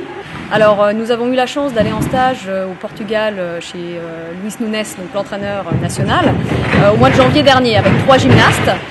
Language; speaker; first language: French; native; French